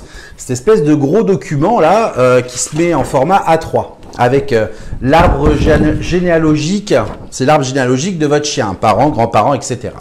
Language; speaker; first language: French; native; French